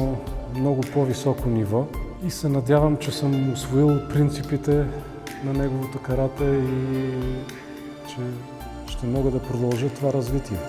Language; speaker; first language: Bulgarian; native; Bulgarian